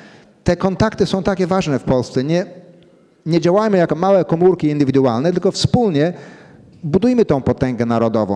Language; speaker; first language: Polish; early bilingual, heritage; Polish